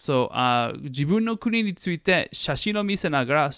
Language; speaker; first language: Japanese; non-native, fluent; English